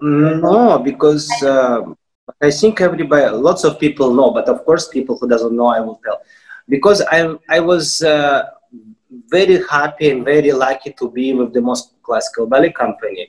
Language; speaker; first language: English; non-native, fluent; Russian